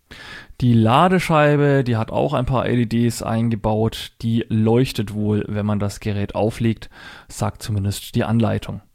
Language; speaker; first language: German; native; German